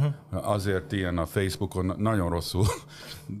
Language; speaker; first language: Hungarian; early bilingual, heritage; Hungarian